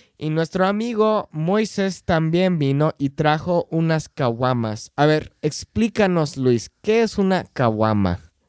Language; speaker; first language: Spanish; non-native, fluent; English